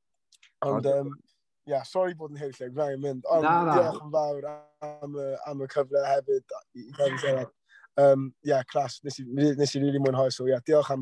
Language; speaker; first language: Welsh; non-native, local second language; English